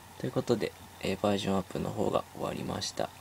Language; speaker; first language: Japanese; native; Japanese